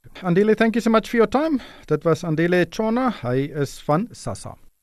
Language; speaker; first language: English; non-native, local second language; Afrikaans